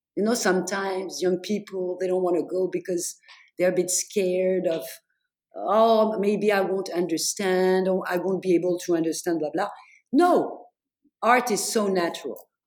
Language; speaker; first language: English; non-native, fluent; French